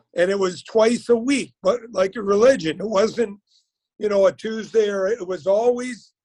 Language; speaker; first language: English; native; English